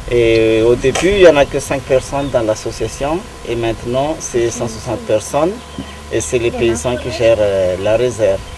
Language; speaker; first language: French; non-native, local second language; Malagasy